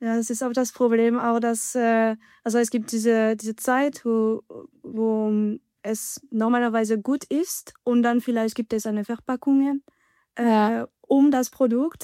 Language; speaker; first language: German; non-native, fluent; French